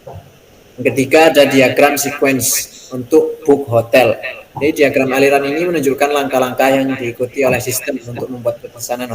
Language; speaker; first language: Indonesian; native; Indonesian